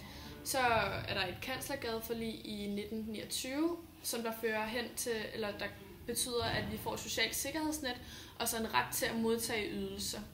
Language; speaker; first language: Danish; native; Danish